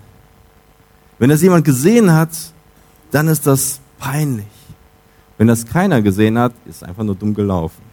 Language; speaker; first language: German; native; German